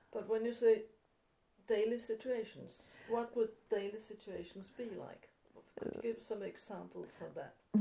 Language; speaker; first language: English; non-native, fluent; Danish